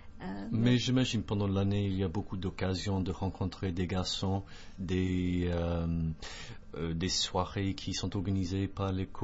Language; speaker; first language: French; non-native, fluent; English